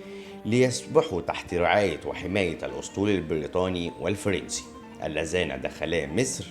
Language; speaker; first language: Arabic; native; Arabic